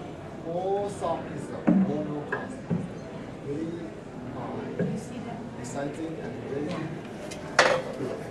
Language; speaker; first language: English; non-native, learner; Thai